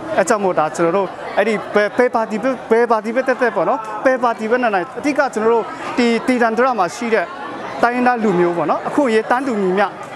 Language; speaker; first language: Burmese; non-native, local second language; Shan